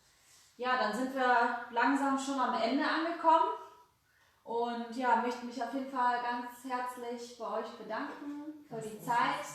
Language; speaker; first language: German; native; German